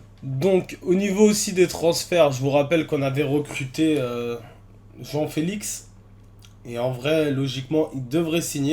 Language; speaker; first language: French; native; French